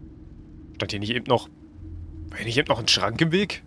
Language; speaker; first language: German; native; German